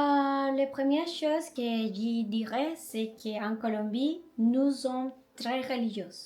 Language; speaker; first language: French; non-native, learner; Spanish